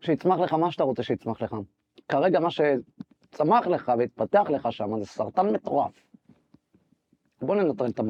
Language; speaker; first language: Hebrew; native; Hebrew